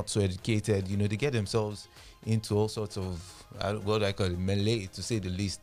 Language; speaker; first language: English; non-native, local second language; Yoruba